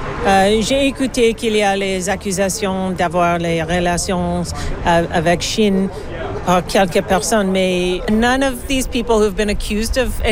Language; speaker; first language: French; non-native, learner; English